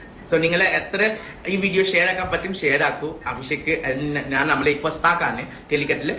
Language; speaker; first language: Malayalam; non-native, fluent; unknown